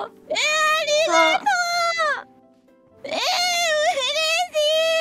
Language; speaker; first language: Japanese; native; Japanese